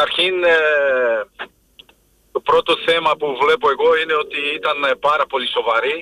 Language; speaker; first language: Greek; non-native, fluent; Portuguese